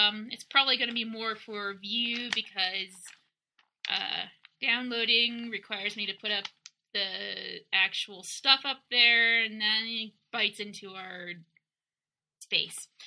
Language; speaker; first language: English; native; English